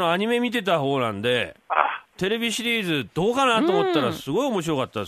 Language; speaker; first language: Japanese; native; Japanese